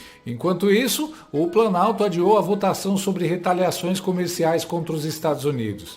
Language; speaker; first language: Portuguese; native; Portuguese